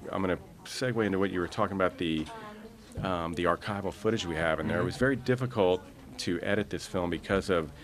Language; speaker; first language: English; native; English